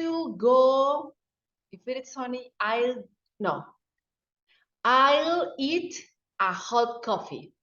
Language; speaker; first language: English; non-native, fluent; Spanish